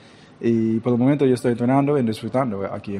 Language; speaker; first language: Spanish; early bilingual, heritage; English